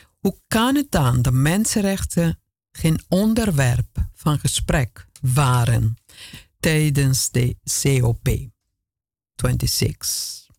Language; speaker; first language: Dutch; non-native, fluent; Italian